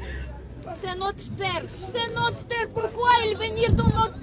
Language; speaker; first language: French; non-native, learner; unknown